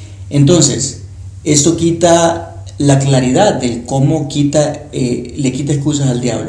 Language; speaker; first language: Spanish; native; Spanish